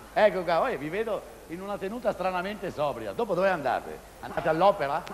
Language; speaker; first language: Italian; native; Italian